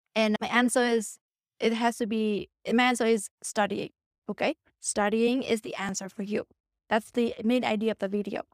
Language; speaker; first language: English; non-native, fluent; Vietnamese